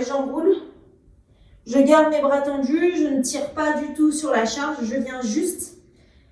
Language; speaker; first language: French; native; French